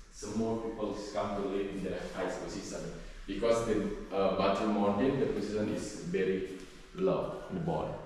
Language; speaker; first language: English; non-native, learner; Balinese